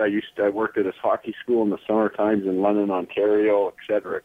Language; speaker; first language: English; native; English